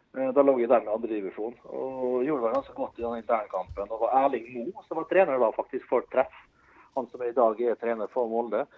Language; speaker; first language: Norwegian; early bilingual, other home language; Dutch